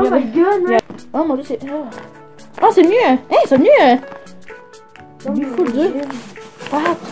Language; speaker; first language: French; native; French